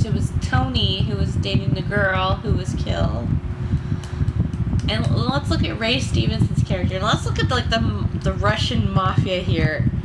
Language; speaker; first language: English; native; English